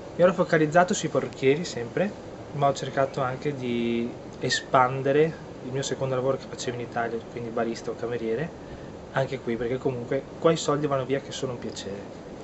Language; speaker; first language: Italian; native; Italian